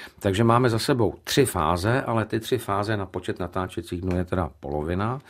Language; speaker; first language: Czech; native; Czech